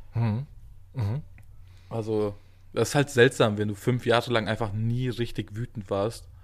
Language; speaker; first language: German; native; German